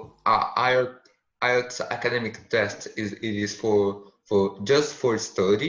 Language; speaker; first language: English; non-native, learner; Portuguese